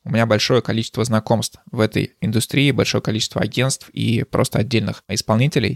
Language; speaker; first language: Russian; native; Russian